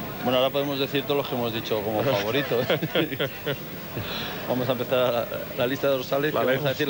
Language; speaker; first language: Spanish; native; Spanish